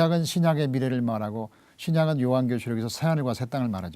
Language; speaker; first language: Korean; native; Korean